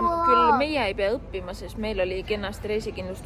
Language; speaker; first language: Estonian; native; Estonian